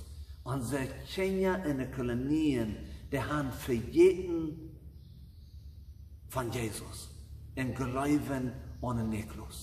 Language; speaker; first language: German; non-native, learner; Plautdietsch